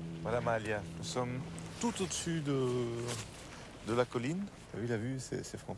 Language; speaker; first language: French; native; French